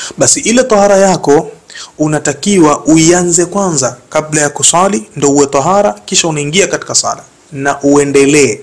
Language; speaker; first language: Swahili; native; Swahili